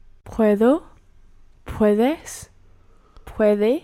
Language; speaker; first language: Spanish; non-native, learner; English